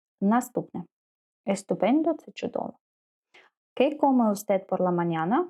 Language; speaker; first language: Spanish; non-native, fluent; Ukrainian